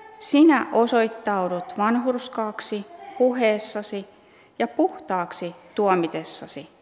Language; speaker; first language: Finnish; native; Finnish